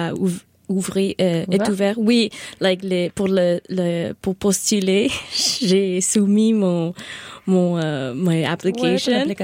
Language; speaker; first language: French; non-native, local second language; Spanish